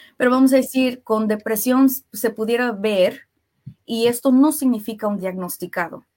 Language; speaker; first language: Spanish; native; Spanish